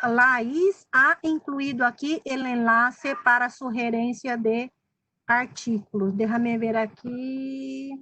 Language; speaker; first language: Spanish; non-native, fluent; Portuguese